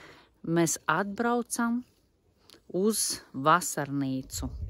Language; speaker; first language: Latvian; non-native, local second language; Russian